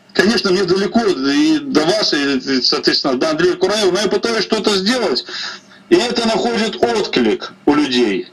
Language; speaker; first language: Russian; native; Russian